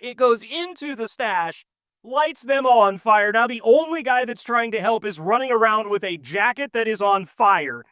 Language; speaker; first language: English; native; English